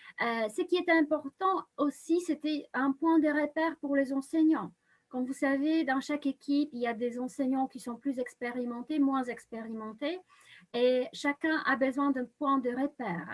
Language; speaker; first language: French; non-native, fluent; Polish